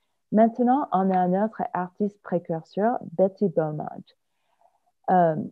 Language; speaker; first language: French; non-native, fluent; English